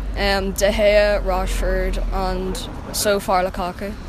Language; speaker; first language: English; native; English